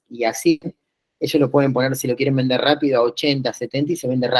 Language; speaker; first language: Spanish; native; Spanish